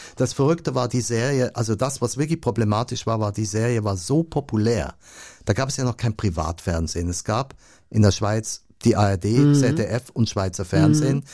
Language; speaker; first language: German; native; German